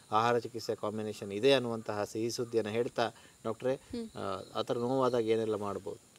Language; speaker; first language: Kannada; native; Kannada